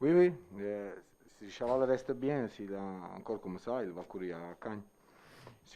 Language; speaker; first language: French; non-native, learner; Italian